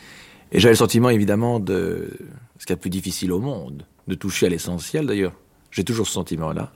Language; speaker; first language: French; native; French